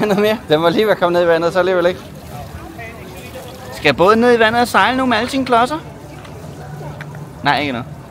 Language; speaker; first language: Danish; native; Danish